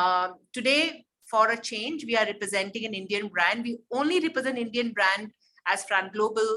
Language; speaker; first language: English; non-native, local second language; Hindi